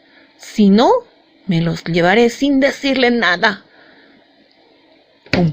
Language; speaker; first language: Spanish; native; Spanish